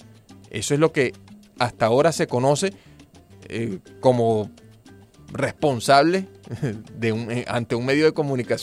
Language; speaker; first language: Spanish; native; Spanish